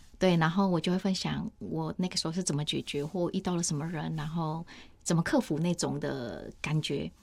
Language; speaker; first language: Chinese; non-native, fluent; Vietnamese